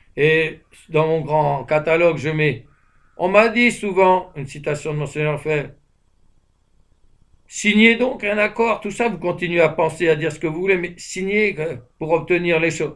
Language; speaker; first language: French; native; French